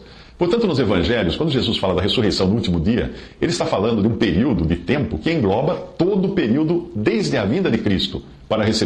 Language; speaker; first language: Portuguese; native; Portuguese